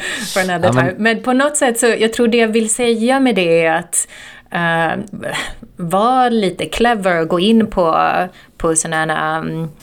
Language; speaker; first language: Swedish; native; Swedish